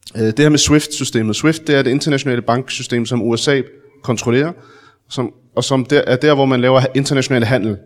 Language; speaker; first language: Danish; early bilingual, other home language; Arabic